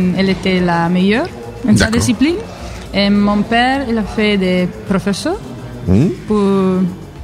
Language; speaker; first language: French; non-native, learner; Italian